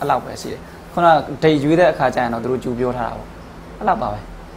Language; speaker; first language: Burmese; native; Burmese